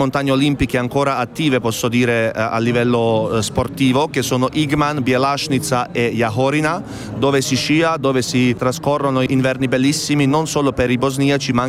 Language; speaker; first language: Italian; non-native, fluent; Bosnian